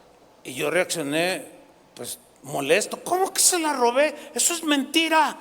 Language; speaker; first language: Spanish; native; Spanish